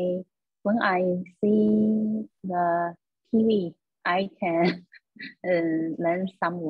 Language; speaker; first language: English; non-native, learner; Chinese